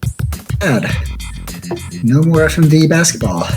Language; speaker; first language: English; native; English